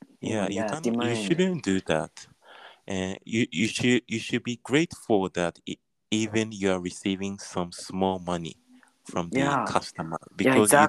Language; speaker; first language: English; non-native, learner; Japanese